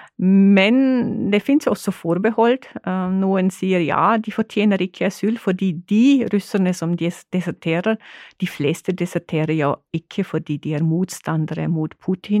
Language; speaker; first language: Norwegian; non-native, fluent; German